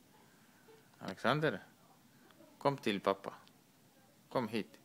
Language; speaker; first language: Swedish; non-native, learner; Estonian